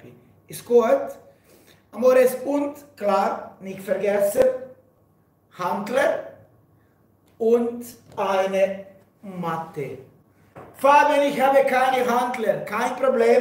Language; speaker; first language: German; non-native, fluent; Portuguese